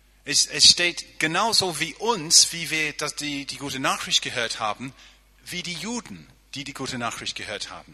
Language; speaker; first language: German; non-native, fluent; English